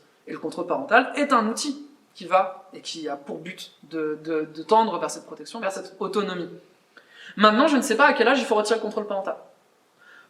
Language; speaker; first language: French; native; French